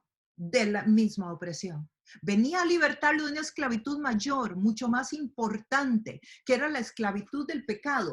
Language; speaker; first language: Spanish; native; Spanish